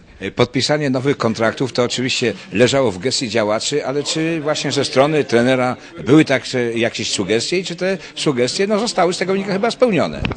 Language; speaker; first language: Polish; native; Polish